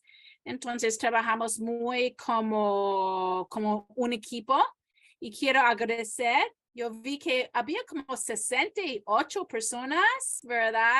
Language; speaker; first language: Spanish; non-native, fluent; English